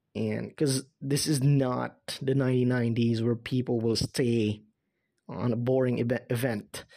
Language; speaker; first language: English; non-native, local second language; Cebuano